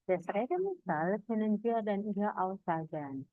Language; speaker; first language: German; non-native, fluent; Indonesian